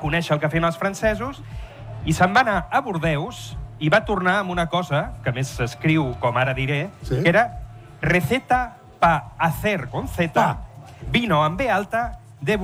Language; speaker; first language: Catalan; native; Catalan